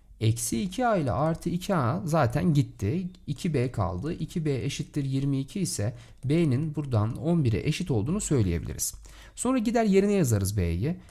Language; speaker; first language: Turkish; native; Turkish